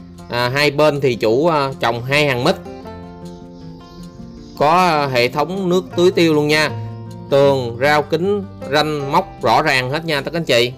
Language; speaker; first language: Vietnamese; native; Vietnamese